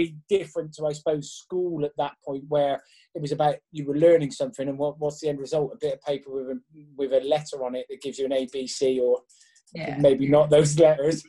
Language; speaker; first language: English; native; English